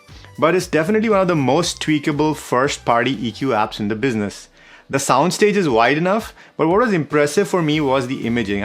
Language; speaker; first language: English; non-native, fluent; Dutch